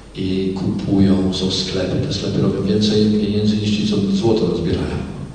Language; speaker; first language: Polish; native; Polish